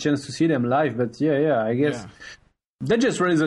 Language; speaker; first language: English; non-native, fluent; French